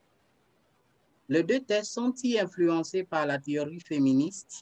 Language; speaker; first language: French; non-native, fluent; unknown